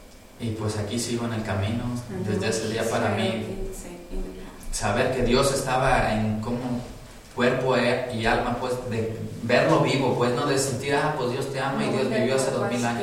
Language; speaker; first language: Spanish; native; Spanish